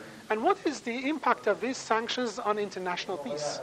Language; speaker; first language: English; non-native, fluent; Persian